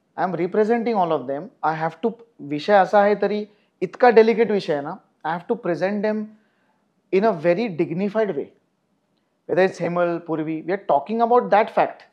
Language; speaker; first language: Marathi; native; Marathi